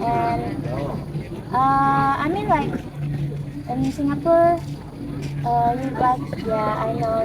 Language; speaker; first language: English; non-native, learner; Indonesian